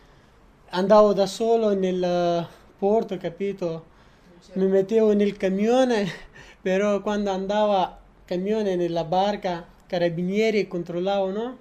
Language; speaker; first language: Italian; non-native, learner; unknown